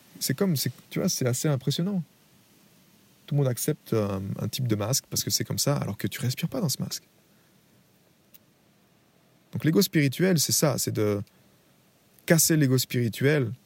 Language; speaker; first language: French; native; French